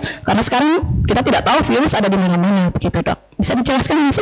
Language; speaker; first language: Indonesian; native; Indonesian